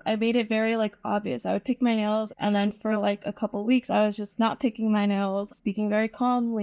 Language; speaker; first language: English; native; English